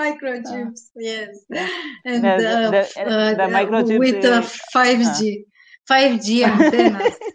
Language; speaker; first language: English; non-native, learner; Romanian